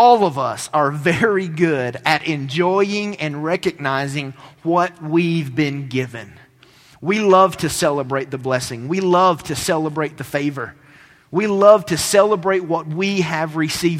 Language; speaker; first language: English; native; English